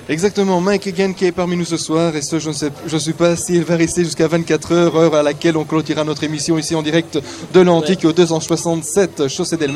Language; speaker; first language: French; native; French